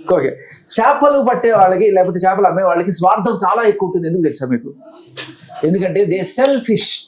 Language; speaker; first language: Telugu; native; Telugu